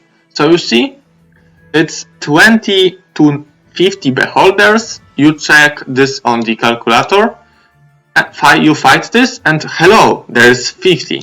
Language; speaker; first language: English; non-native, fluent; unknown